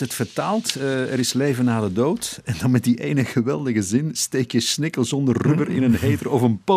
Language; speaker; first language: Dutch; native; Dutch